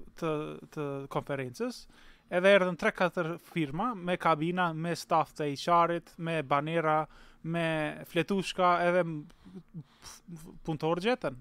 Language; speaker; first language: Albanian; native; Albanian